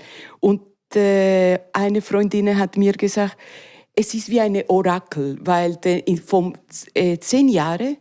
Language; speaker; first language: German; non-native, learner; Spanish